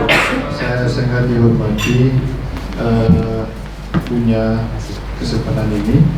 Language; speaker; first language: Indonesian; non-native, learner; Ukrainian